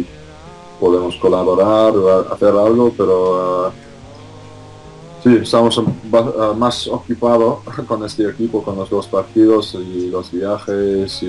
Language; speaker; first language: Spanish; non-native, fluent; English